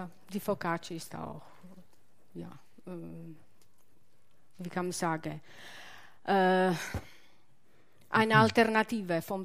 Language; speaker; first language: German; non-native, learner; Italian